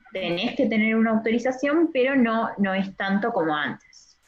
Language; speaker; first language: Spanish; native; Spanish